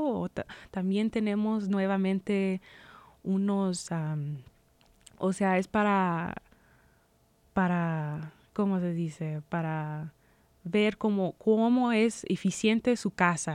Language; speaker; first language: Spanish; early bilingual, heritage; Spanish